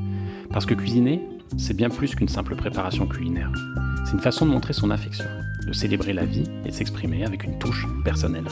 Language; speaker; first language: French; native; French